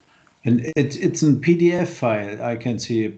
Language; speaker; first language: English; non-native, fluent; German